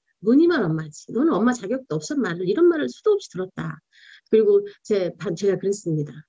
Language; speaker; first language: Korean; native; Korean